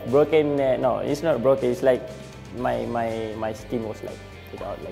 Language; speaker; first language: English; non-native, learner; Malay